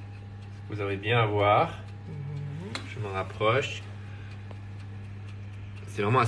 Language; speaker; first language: French; native; French